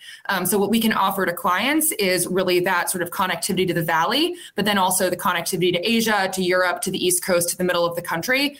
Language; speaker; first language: English; native; English